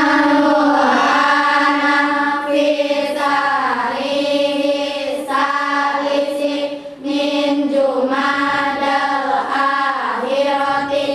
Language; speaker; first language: Arabic; non-native, learner; Indonesian